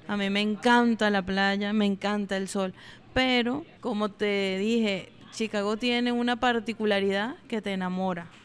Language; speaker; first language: Spanish; native; Spanish